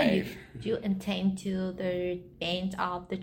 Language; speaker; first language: English; non-native, learner; Vietnamese